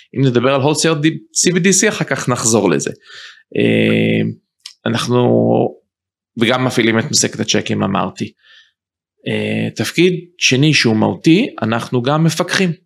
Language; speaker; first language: Hebrew; early bilingual, heritage; Hebrew